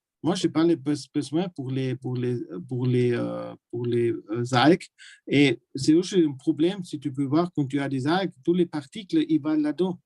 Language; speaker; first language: French; non-native, learner; German